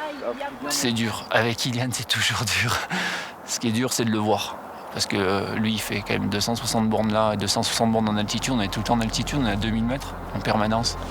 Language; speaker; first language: French; native; French